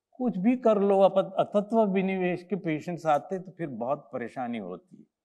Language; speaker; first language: Hindi; non-native, local second language; Gujarati